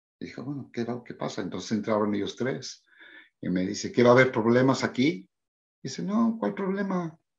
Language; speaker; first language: Spanish; early bilingual, heritage; Spanish